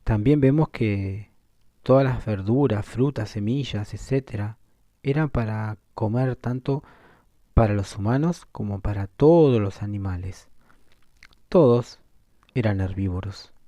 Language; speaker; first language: Spanish; native; Spanish